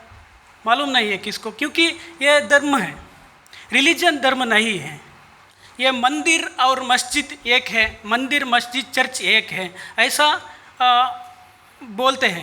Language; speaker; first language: Hindi; non-native, local second language; Kannada